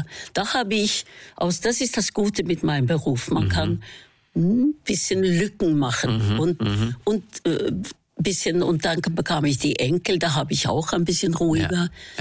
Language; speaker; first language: German; non-native, fluent; Norwegian